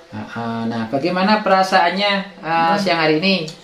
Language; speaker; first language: Indonesian; native; Indonesian